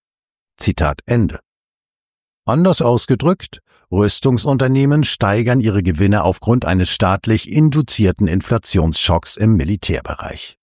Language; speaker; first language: German; native; German